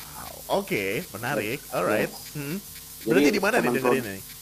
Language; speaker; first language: Indonesian; native; Indonesian